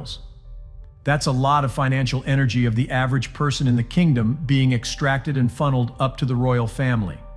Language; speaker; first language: English; native; English